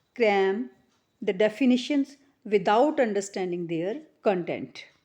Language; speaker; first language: English; non-native, local second language; Punjabi